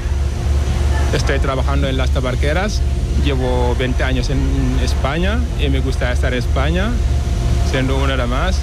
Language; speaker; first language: Spanish; non-native, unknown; Wolof